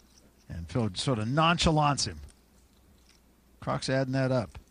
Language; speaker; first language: English; native; English